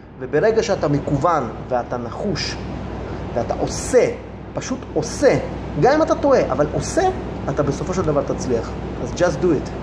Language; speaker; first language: Hebrew; early bilingual, other home language; Russian